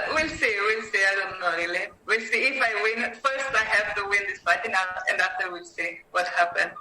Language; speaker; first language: English; non-native, learner; Greek